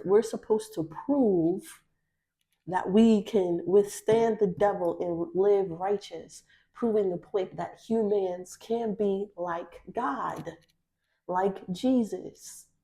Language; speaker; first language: English; native; English